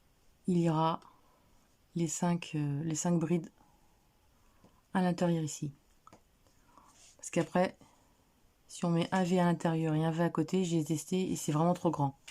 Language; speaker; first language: French; native; French